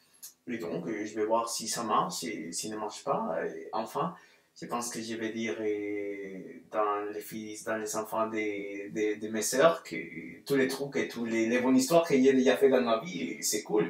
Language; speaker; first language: French; non-native, fluent; Spanish